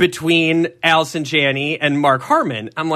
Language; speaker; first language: English; native; English